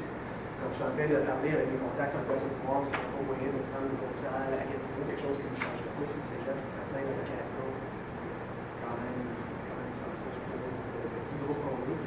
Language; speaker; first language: French; native; French